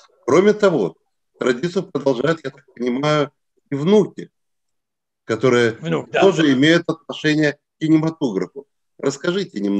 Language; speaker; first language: Russian; native; Russian